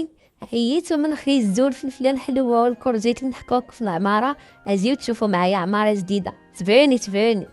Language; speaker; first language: Arabic; native; Arabic